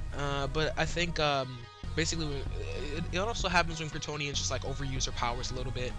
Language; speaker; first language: English; native; English